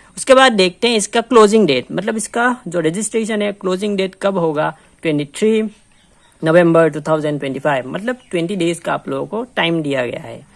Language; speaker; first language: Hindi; non-native, local second language; Assamese